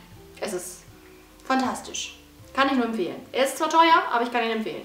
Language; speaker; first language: German; native; German